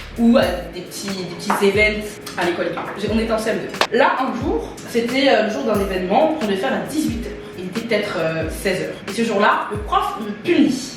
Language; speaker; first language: French; native; French